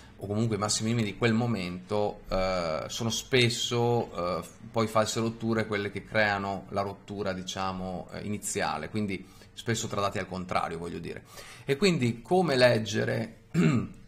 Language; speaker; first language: Italian; native; Italian